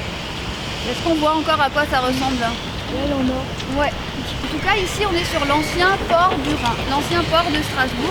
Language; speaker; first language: French; native; French